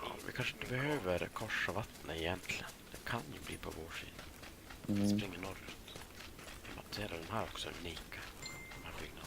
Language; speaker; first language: Swedish; native; Swedish